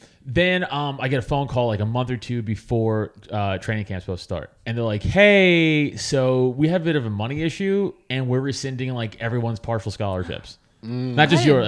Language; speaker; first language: English; native; English